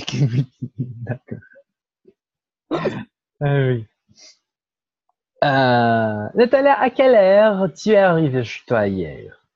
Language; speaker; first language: French; non-native, learner; Portuguese